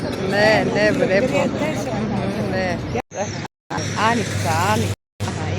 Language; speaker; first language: Greek; non-native, learner; Armenian